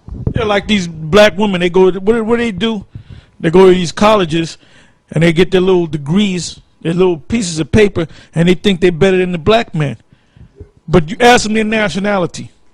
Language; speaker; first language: English; native; English